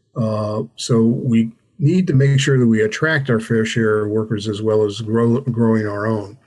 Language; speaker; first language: English; native; English